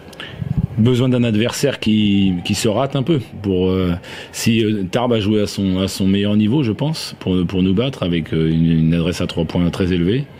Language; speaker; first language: French; native; French